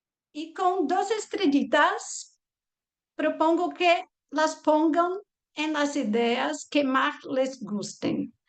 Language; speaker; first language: Spanish; non-native, fluent; Portuguese